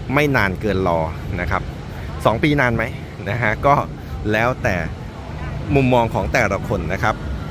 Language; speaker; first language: Thai; native; Thai